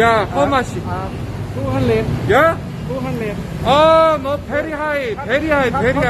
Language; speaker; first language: English; non-native, learner; Korean